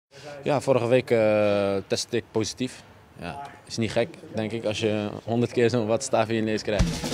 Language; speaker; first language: Dutch; native; Dutch